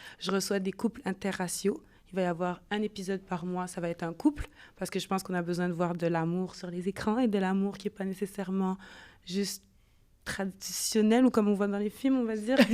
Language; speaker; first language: French; native; French